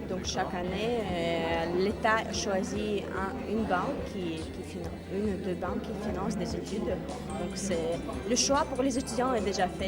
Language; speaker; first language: French; non-native, fluent; Latvian